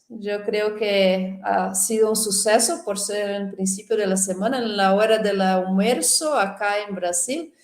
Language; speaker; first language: Spanish; non-native, fluent; Portuguese